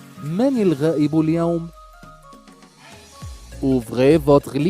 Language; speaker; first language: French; non-native, local second language; Arabic